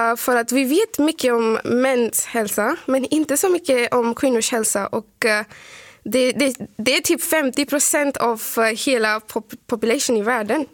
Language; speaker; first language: Swedish; non-native, fluent; Urdu